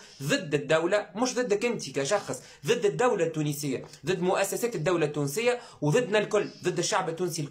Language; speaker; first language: Arabic; native; Arabic